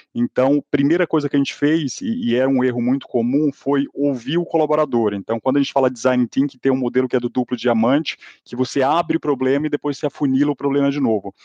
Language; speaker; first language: Portuguese; native; Portuguese